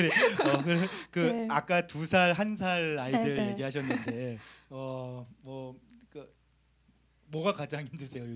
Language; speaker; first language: Korean; native; Korean